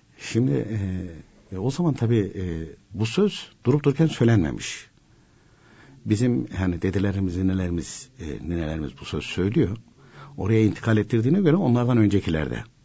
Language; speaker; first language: Turkish; native; Turkish